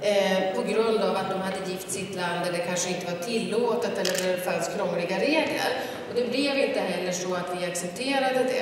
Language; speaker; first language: Swedish; native; Swedish